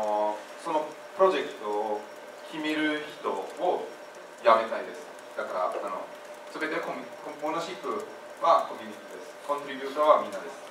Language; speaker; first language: Japanese; non-native, fluent; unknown